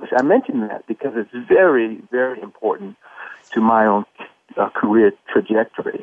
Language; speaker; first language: English; native; English